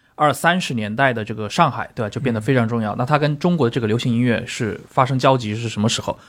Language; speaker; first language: Chinese; native; Chinese